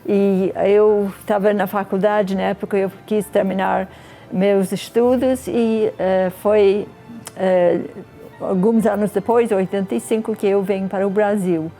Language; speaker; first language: Portuguese; non-native, fluent; English